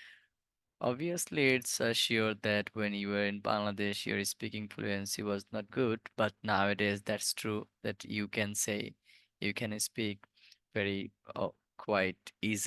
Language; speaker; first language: English; non-native, fluent; Bangla